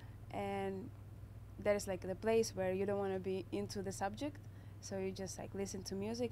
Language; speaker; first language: English; non-native, fluent; Russian